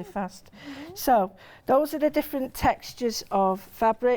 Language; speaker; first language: English; native; English